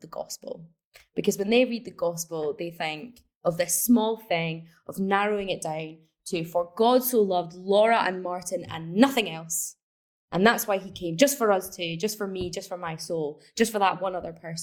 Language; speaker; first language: English; native; English